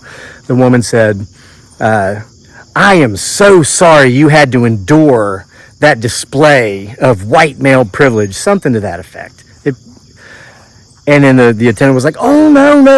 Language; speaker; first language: English; native; English